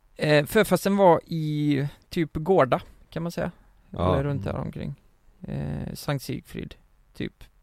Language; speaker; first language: Swedish; native; Swedish